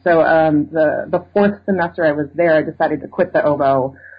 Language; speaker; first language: English; native; English